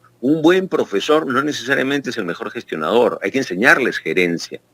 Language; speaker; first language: Spanish; native; Spanish